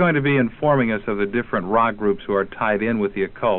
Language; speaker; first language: English; native; English